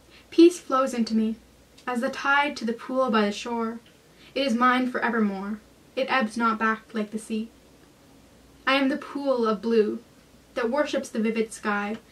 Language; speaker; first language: English; native; English